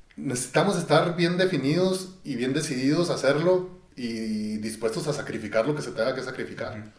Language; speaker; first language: Spanish; native; Spanish